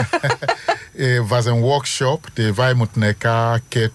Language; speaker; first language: Dutch; non-native, fluent; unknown